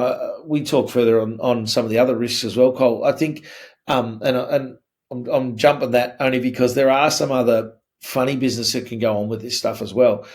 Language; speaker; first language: English; native; English